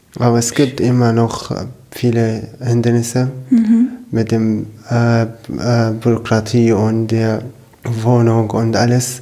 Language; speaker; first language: German; non-native, learner; Arabic